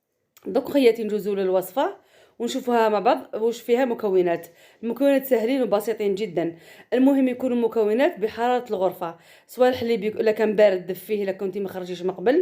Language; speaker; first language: Arabic; native; Arabic